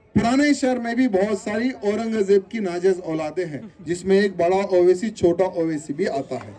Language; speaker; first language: Hindi; non-native, local second language; Telugu